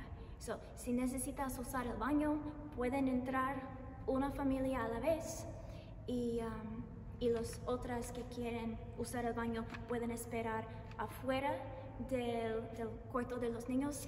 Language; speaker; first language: Spanish; non-native, learner; English